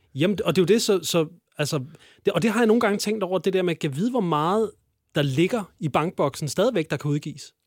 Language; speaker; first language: Danish; native; Danish